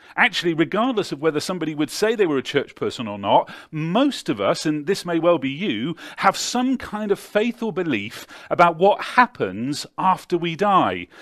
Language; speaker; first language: English; native; English